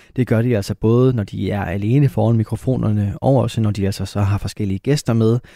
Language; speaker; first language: Danish; native; Danish